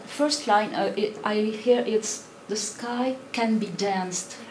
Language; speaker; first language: English; non-native, fluent; French